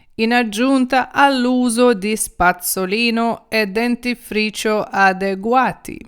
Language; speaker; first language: Italian; non-native, fluent; Ukrainian